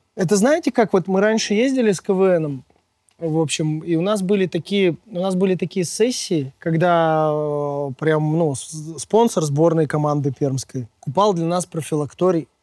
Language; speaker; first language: Russian; native; Russian